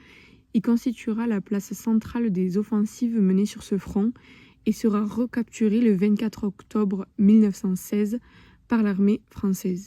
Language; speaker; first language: French; native; French